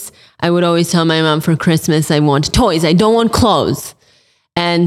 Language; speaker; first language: English; early bilingual, other home language; Polish